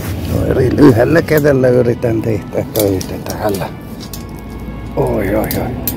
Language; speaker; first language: Finnish; non-native, fluent; Turkish